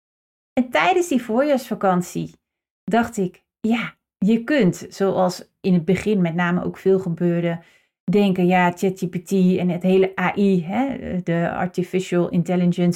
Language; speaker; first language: Dutch; native; Dutch